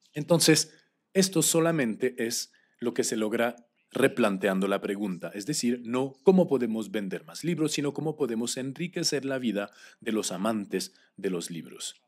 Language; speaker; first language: Spanish; non-native, fluent; English